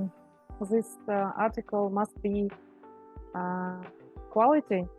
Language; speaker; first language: English; non-native, learner; Russian